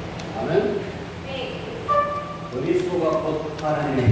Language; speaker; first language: Spanish; non-native, learner; Korean